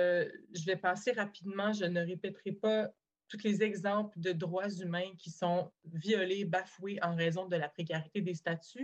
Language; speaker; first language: French; native; French